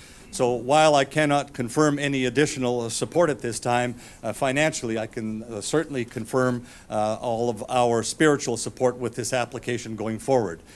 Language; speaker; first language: English; native; English